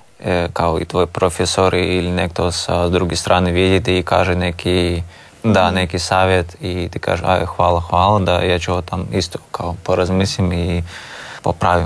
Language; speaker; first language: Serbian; non-native, learner; Russian